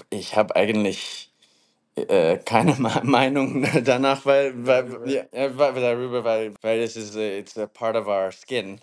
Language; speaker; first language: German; non-native, learner; English